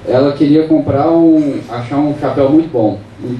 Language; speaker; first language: Portuguese; native; Portuguese